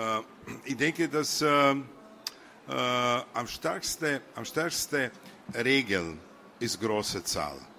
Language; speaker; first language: German; non-native, learner; Serbian